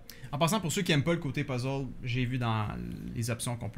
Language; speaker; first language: French; native; French